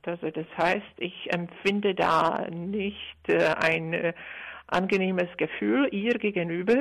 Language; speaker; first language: German; non-native, fluent; Czech